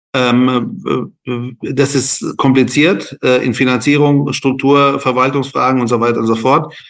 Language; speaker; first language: German; non-native, fluent; Persian